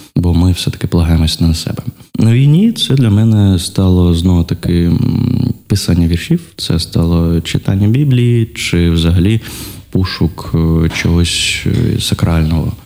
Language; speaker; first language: Ukrainian; non-native, local second language; Russian